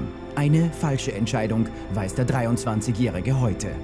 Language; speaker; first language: German; native; German